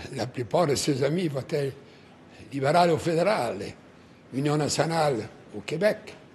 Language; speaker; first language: French; native; French